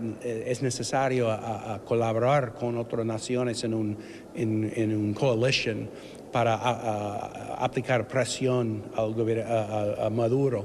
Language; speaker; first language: Spanish; non-native, fluent; English